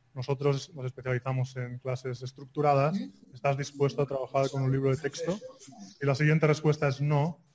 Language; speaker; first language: Spanish; native; Spanish